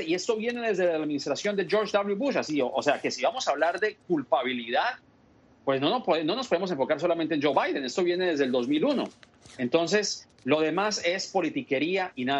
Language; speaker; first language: Spanish; native; Spanish